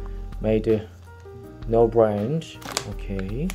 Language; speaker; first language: English; non-native, learner; Korean